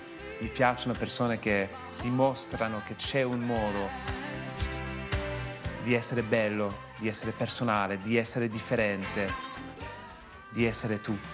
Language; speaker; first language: Italian; non-native, fluent; English